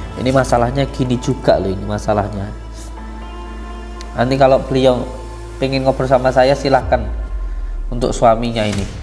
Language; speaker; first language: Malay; non-native, local second language; Javanese